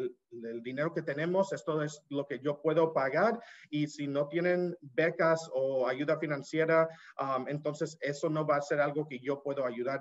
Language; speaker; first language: Spanish; early bilingual, heritage; Spanish